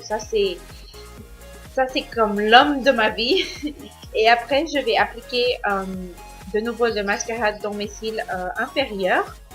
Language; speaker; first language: French; non-native, learner; Spanish